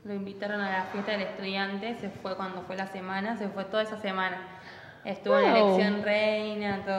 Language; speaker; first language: Spanish; native; Spanish